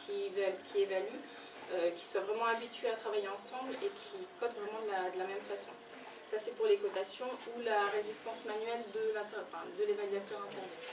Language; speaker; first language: French; native; French